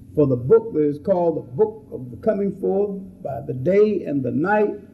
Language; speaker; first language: English; native; English